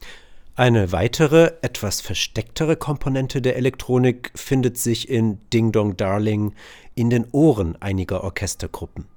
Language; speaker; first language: German; native; German